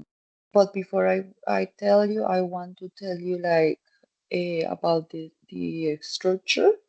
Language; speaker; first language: English; non-native, fluent; Spanish